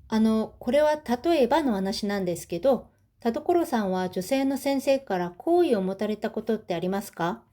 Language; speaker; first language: Japanese; non-native, fluent; Korean